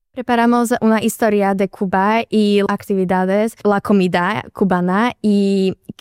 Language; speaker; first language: Spanish; non-native, learner; Slovak